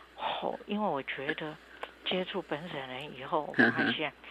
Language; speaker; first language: Chinese; non-native, local second language; Hakka Chinese